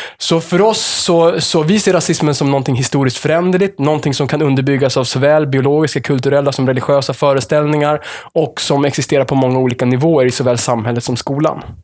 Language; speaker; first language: Swedish; native; Swedish